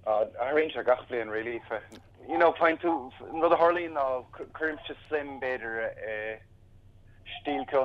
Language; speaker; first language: Irish; native; Irish